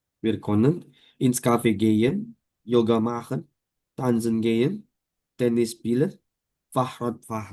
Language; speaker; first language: German; non-native, learner; Indonesian